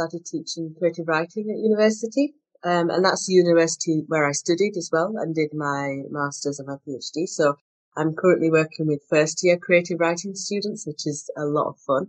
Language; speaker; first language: English; native; English